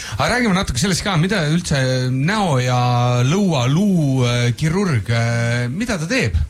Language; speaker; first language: Estonian; native; Estonian